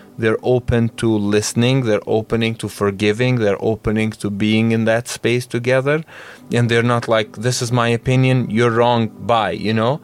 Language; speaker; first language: English; non-native, fluent; Albanian